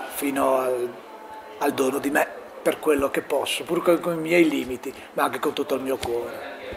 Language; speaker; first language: Italian; non-native, local second language; Friulian